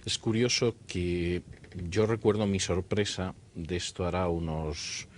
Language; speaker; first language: Spanish; native; Spanish